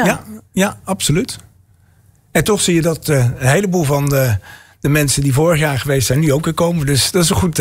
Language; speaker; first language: Dutch; native; Dutch